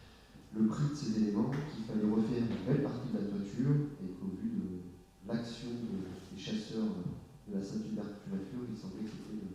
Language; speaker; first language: French; native; French